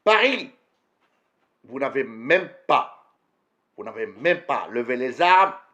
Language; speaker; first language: French; non-native, local second language; Arabic